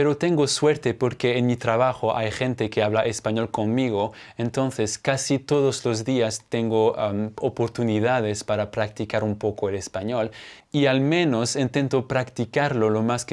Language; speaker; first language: Spanish; non-native, fluent; French